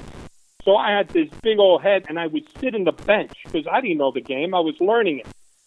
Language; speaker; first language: English; early bilingual, other home language; Spanish